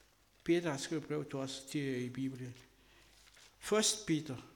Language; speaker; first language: Danish; non-native, fluent; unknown